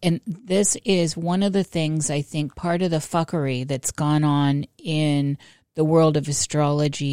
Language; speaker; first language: English; native; English